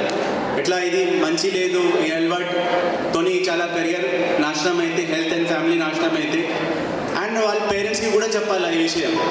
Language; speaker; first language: Telugu; non-native, fluent; Hindi